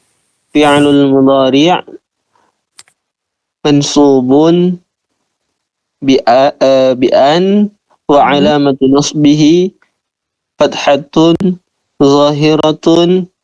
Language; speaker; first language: Arabic; non-native, learner; Indonesian